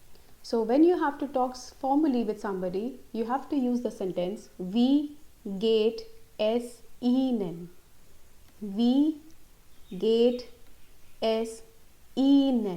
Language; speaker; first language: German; non-native, fluent; Hindi